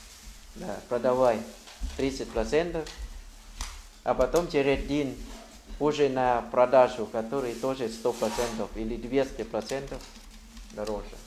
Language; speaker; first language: Russian; non-native, learner; Thai